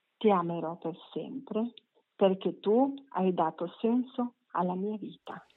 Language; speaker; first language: Italian; non-native, fluent; Persian